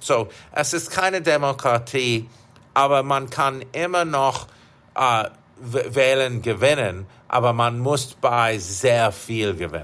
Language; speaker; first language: German; non-native, fluent; English